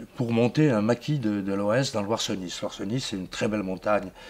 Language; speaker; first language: French; native; French